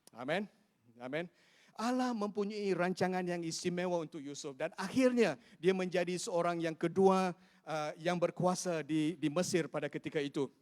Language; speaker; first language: Malay; non-native, local second language; Chinese